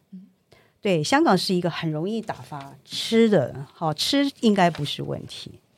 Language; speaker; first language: Chinese; native; Chinese